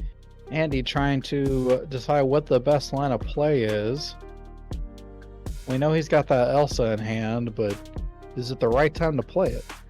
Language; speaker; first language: English; native; English